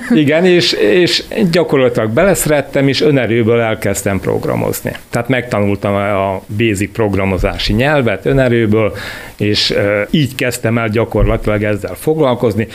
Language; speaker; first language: Hungarian; native; Hungarian